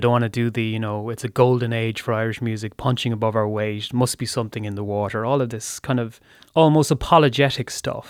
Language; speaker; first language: English; native; English